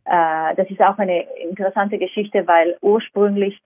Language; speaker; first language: German; non-native, fluent; Hebrew